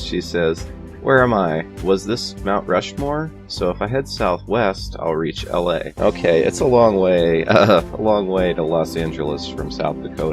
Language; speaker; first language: English; native; English